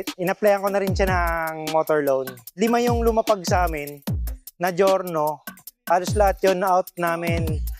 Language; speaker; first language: Filipino; native; Filipino